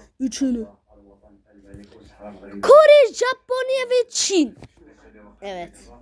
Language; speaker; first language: Turkish; early bilingual, other home language; Arabic